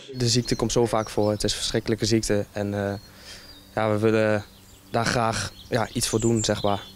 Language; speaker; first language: Dutch; native; Dutch